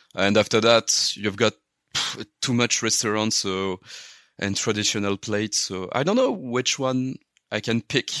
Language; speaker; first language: English; non-native, learner; French